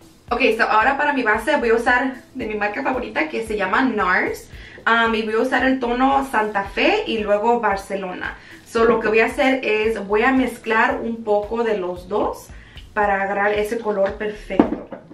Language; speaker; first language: Spanish; early bilingual, heritage; Spanish